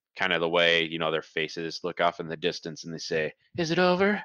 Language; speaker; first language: English; native; English